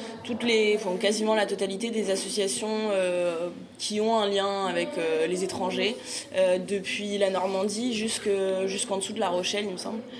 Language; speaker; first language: French; native; French